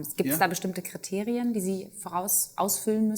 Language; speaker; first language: German; native; German